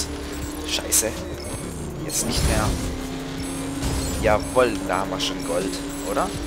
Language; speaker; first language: German; native; German